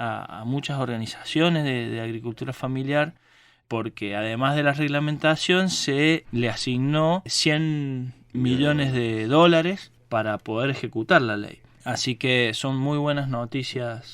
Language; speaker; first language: Spanish; native; Spanish